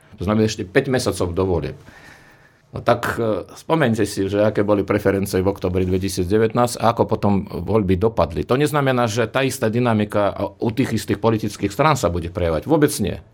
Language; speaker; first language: Slovak; early bilingual, other home language; Russian